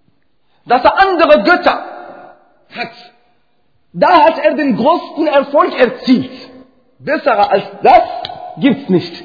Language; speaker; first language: German; non-native, fluent; Arabic